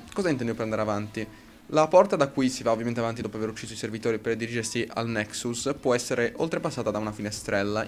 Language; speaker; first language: Italian; native; Italian